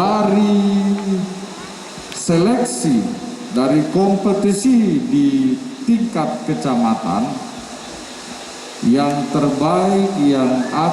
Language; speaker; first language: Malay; non-native, local second language; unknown